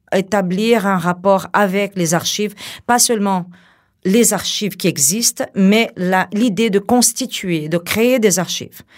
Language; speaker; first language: French; non-native, fluent; Portuguese